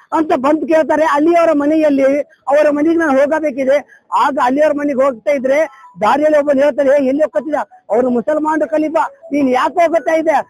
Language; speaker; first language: Kannada; non-native, local second language; Urdu